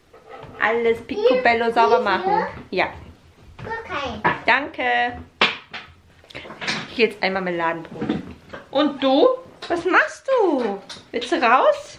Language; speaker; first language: German; native; German